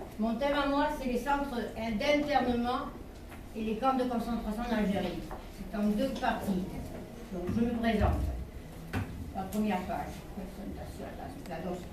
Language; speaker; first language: French; non-native, local second language; Spanish